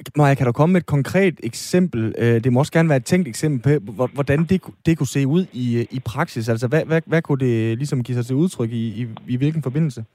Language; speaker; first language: Danish; native; Danish